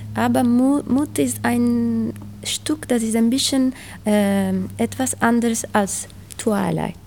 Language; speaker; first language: German; non-native, learner; Italian